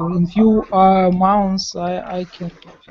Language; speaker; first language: English; non-native, learner; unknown